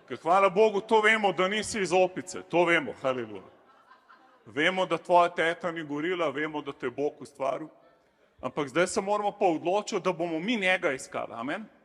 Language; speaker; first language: Slovenian; native; Slovenian